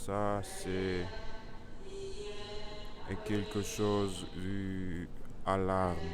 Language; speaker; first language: French; non-native, learner; Russian